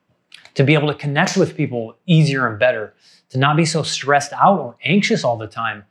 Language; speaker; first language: English; native; English